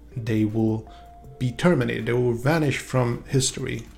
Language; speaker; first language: English; non-native, fluent; Swedish